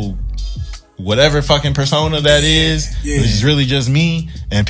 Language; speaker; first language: English; native; English